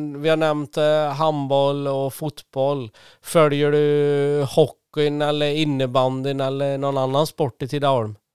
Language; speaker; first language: Swedish; native; Swedish